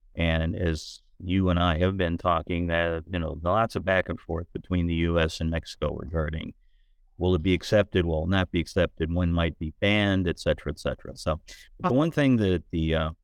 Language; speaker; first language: English; native; English